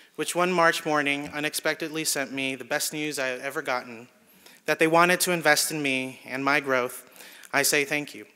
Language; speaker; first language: English; early bilingual, other home language; Spanish